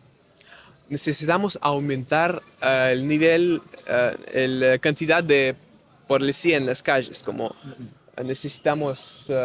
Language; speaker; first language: Spanish; non-native, learner; Russian